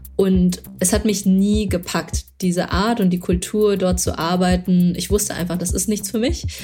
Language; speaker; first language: German; early bilingual, other home language; Chinese